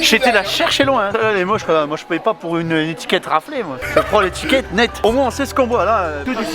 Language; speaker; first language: French; native; French